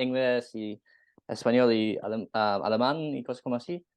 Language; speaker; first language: Spanish; non-native, learner; English